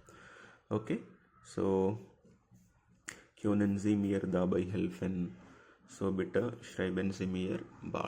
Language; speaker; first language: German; non-native, fluent; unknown